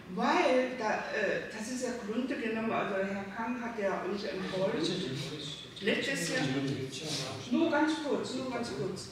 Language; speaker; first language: German; non-native, learner; Korean